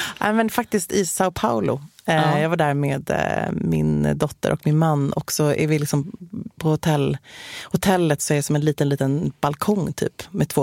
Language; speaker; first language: Swedish; native; Swedish